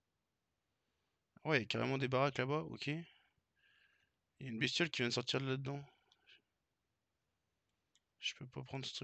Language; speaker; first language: French; native; French